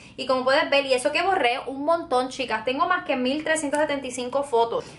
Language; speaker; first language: Spanish; native; Spanish